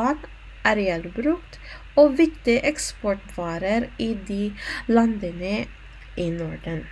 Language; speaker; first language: Norwegian; non-native, learner; Filipino